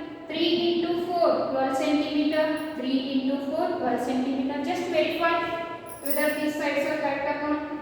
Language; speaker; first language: English; non-native, local second language; Kannada